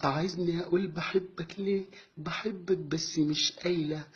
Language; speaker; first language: Arabic; native; Arabic